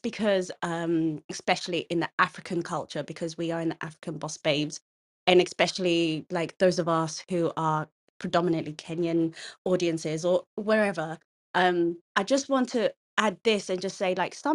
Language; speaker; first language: English; non-native, local second language; Kikuyu